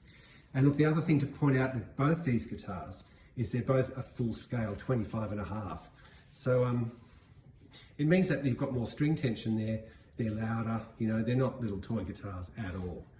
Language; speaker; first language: English; native; English